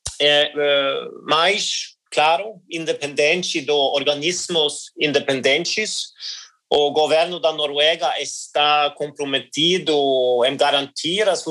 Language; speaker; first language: Portuguese; non-native, learner; Norwegian